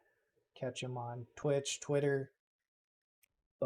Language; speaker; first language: English; native; English